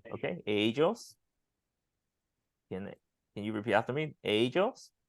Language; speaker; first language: English; non-native, fluent; Chinese